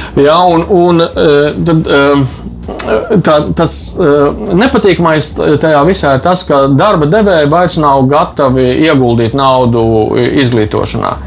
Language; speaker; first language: Latvian; native; Latvian